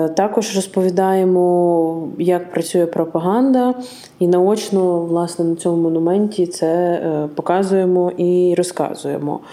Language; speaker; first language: Ukrainian; native; Ukrainian